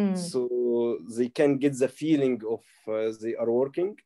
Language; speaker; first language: English; non-native, learner; Arabic